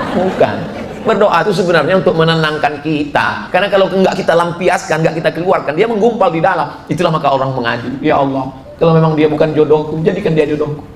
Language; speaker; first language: Indonesian; native; Indonesian